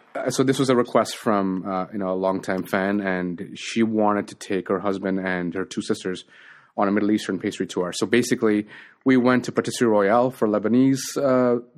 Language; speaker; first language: English; native; English